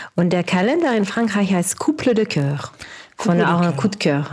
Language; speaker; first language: German; non-native, fluent; French